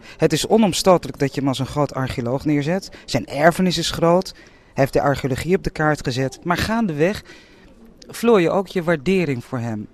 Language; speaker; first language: Dutch; native; Dutch